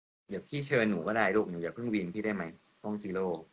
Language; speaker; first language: Thai; native; Thai